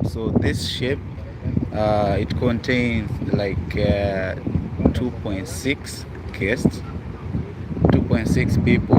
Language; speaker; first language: English; non-native, local second language; Shona